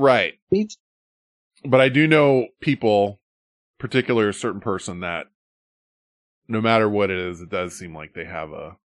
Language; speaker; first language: English; native; English